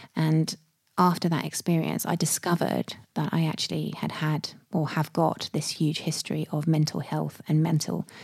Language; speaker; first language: English; native; English